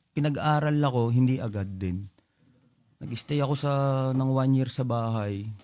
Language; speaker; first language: Filipino; non-native, local second language; Pampanga